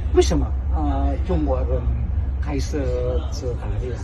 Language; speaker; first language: Chinese; non-native, learner; Indonesian